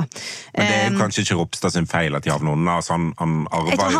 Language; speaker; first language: Norwegian; native; Norwegian